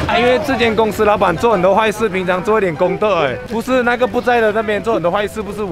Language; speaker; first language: Chinese; native; Chinese